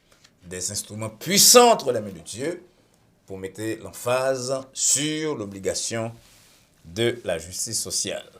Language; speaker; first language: French; non-native, local second language; Haitian Creole